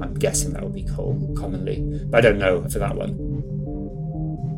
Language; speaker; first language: English; non-native, local second language; Welsh